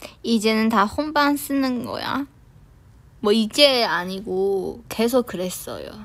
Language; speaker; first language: Korean; non-native, fluent; Chinese